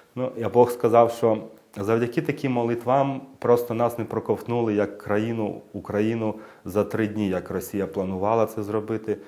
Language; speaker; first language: Ukrainian; native; Ukrainian